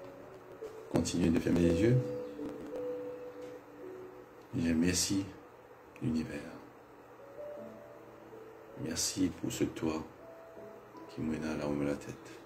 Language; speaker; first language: French; non-native, local second language; Morisyen